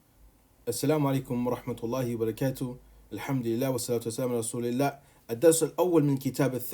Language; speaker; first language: Arabic; non-native, fluent; English